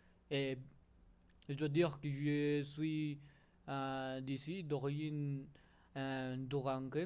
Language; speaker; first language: French; non-native, learner; Spanish